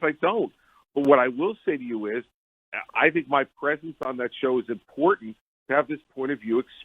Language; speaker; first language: English; native; English